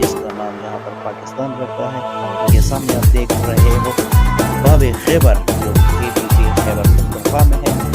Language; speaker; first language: Hindi; non-native, local second language; Punjabi